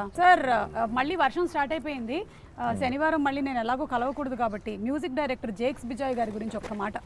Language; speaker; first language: Telugu; native; Telugu